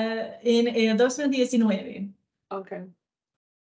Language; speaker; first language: Spanish; non-native, learner; English